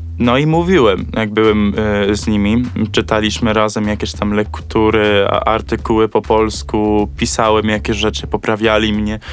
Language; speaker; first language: Polish; early bilingual, heritage; Polish